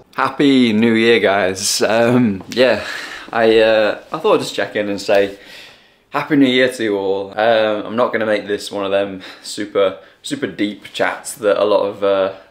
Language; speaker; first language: English; native; English